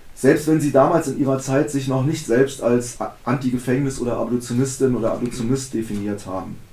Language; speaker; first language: German; native; German